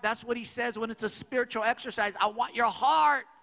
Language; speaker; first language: English; native; English